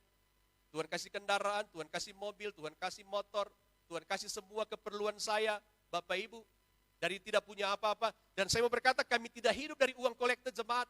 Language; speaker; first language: Indonesian; native; Indonesian